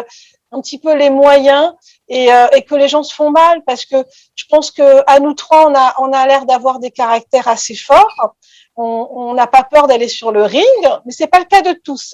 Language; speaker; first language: French; native; French